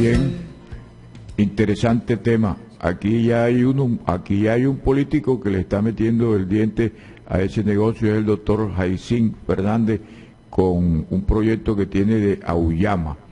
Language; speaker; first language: Spanish; native; Spanish